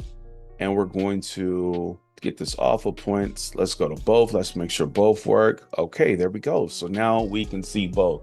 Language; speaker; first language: English; native; English